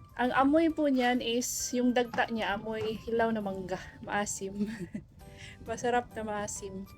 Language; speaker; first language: Filipino; non-native, local second language; Cebuano